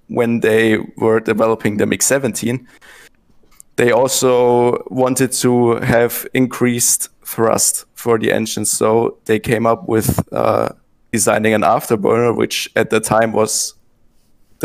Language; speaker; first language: English; non-native, fluent; German